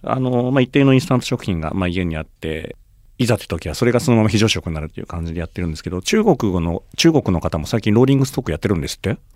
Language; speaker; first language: Japanese; native; Japanese